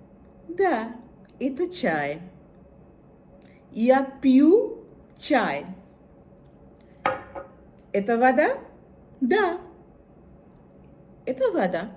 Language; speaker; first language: Russian; non-native, fluent; Bangla